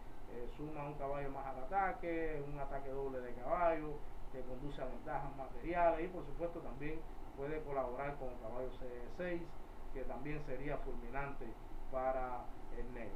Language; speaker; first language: Spanish; native; Spanish